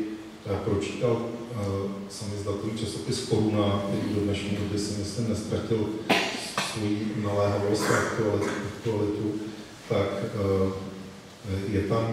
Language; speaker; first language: Czech; native; Czech